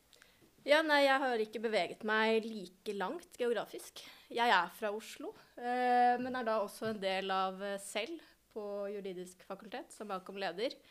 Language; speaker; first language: Norwegian; native; Norwegian